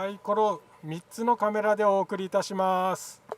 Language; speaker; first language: Japanese; native; Japanese